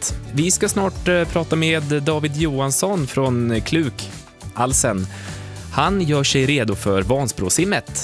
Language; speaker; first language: Swedish; native; Swedish